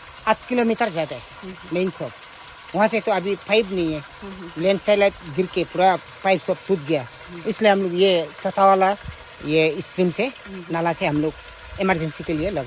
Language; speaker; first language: Hindi; non-native, local second language; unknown